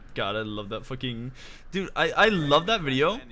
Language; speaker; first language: English; native; English